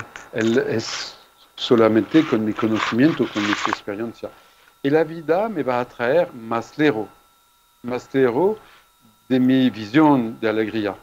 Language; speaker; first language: Spanish; non-native, fluent; French